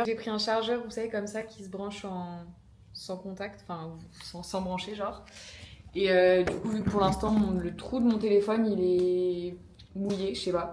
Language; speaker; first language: French; native; French